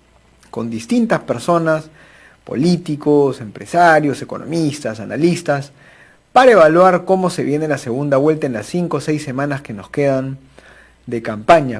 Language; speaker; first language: Spanish; native; Spanish